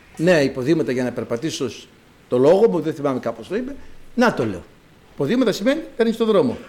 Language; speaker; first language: Greek; native; Greek